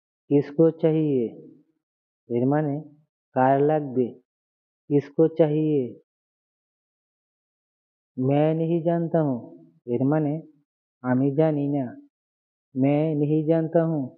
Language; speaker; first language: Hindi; non-native, fluent; Bangla